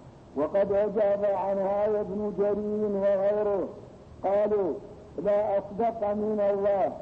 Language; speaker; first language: Arabic; native; Arabic